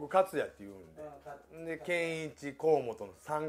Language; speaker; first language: Japanese; native; Japanese